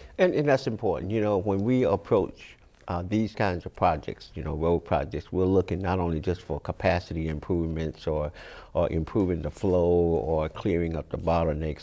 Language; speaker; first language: English; native; English